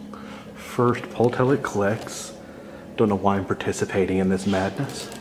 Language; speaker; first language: English; native; English